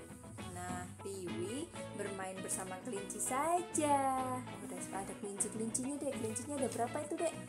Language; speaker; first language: Indonesian; native; Indonesian